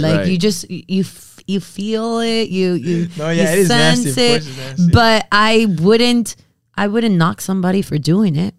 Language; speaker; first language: English; early bilingual, other home language; Spanish